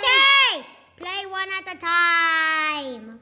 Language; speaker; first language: English; native; English